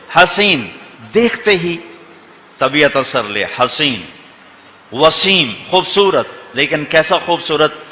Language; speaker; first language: Urdu; non-native, local second language; Punjabi